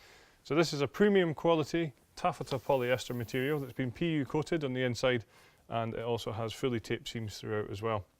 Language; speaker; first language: English; native; English